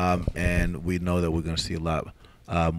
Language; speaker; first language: English; native; English